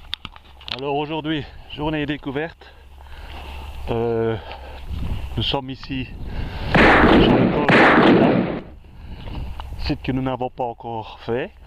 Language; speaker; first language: French; native; French